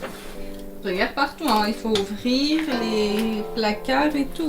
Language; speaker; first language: French; native; French